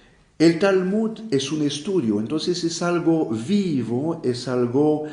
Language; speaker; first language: Spanish; non-native, fluent; French